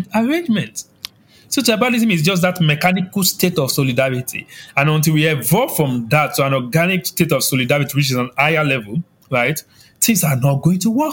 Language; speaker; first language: English; non-native, local second language; Yoruba